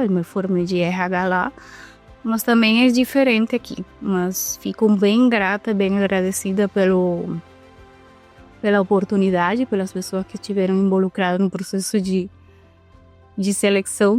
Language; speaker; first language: Portuguese; non-native, fluent; Spanish